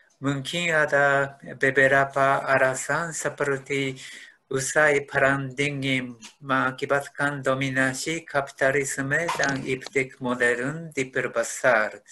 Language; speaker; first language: Indonesian; non-native, fluent; Japanese